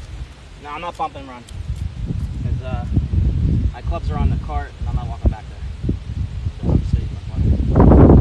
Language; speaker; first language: English; native; English